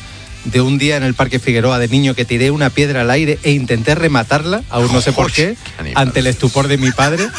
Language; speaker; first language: Spanish; native; Spanish